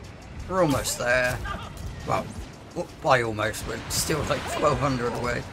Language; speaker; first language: English; native; English